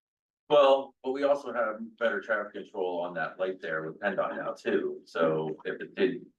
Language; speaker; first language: English; native; English